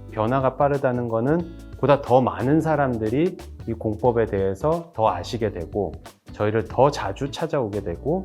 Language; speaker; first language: Korean; native; Korean